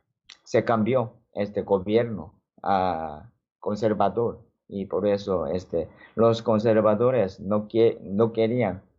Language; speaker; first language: Spanish; non-native, learner; Korean